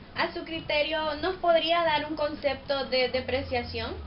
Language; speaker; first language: Spanish; native; Spanish